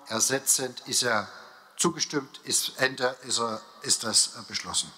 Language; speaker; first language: German; native; German